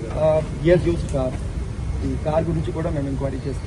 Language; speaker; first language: Telugu; non-native, learner; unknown